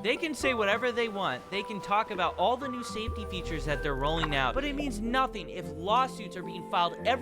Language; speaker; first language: English; native; English